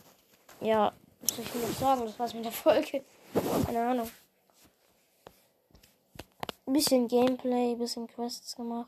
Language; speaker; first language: German; native; German